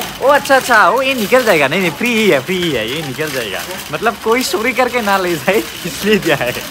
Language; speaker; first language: Hindi; non-native, local second language; Assamese